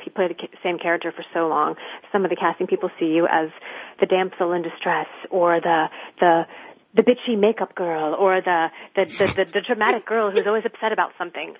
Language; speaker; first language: English; native; English